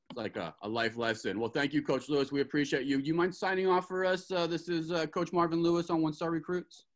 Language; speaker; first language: English; native; English